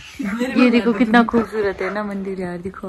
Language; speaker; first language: Hindi; native; Hindi